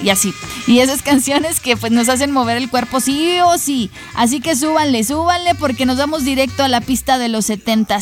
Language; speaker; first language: Spanish; native; Spanish